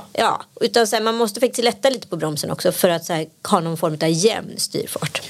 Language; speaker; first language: Swedish; native; Swedish